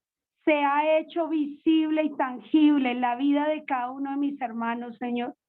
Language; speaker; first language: Spanish; native; Spanish